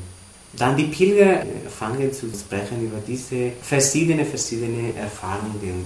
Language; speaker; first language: German; non-native, learner; Spanish